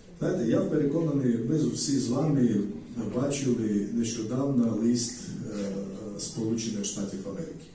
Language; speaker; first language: Ukrainian; non-native, fluent; Georgian